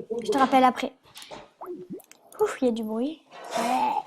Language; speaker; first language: French; native; French